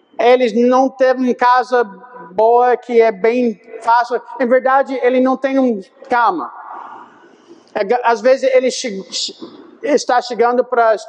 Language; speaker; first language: Portuguese; non-native, fluent; English